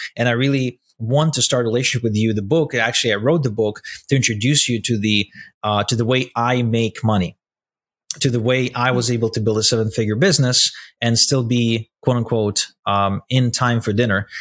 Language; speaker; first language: English; non-native, fluent; Russian